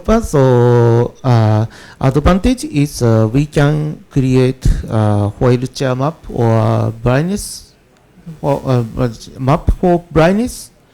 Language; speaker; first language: English; non-native, learner; Japanese